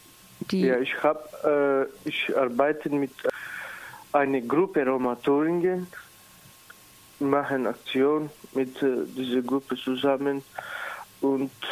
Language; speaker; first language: German; non-native, learner; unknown